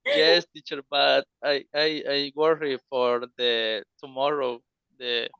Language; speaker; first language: English; non-native, learner; Spanish